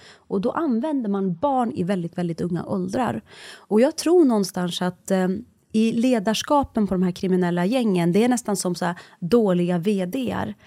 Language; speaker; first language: Swedish; early bilingual, other home language; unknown